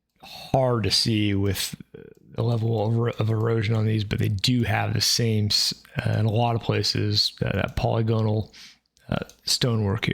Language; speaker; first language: English; native; English